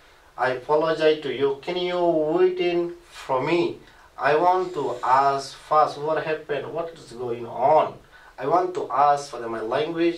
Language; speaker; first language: English; non-native, learner; Rohingya